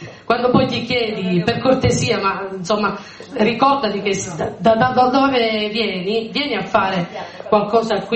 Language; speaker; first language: Italian; native; Italian